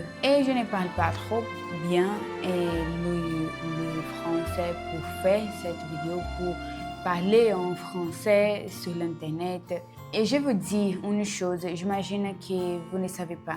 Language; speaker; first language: French; non-native, learner; Portuguese